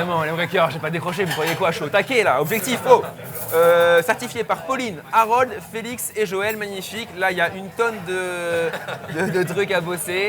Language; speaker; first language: French; native; French